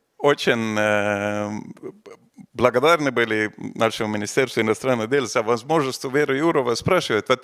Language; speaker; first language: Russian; non-native, fluent; Estonian